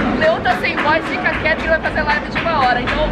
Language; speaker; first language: Portuguese; native; Portuguese